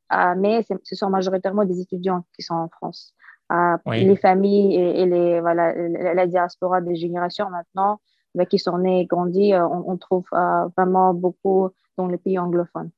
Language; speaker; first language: French; non-native, fluent; Uyghur